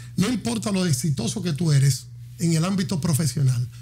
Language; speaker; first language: Spanish; native; Spanish